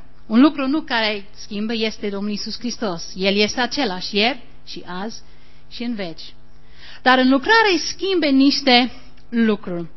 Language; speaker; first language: Romanian; non-native, learner; English